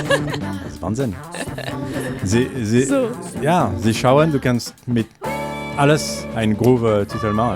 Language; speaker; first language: German; non-native, learner; French